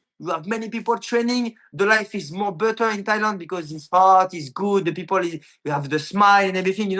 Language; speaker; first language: English; non-native, learner; French